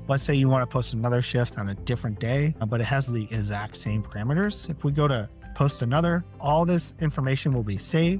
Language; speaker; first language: English; native; English